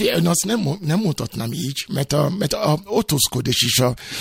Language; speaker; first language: Hungarian; non-native, fluent; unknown